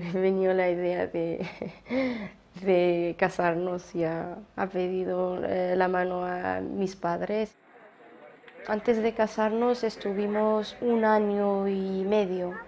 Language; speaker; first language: Spanish; non-native, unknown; Riffian